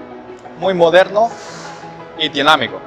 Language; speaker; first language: Spanish; non-native, learner; Chinese